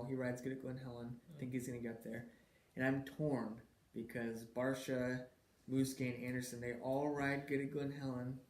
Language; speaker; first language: English; native; English